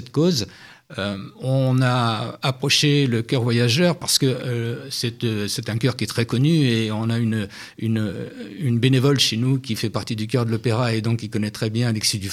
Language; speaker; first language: French; native; French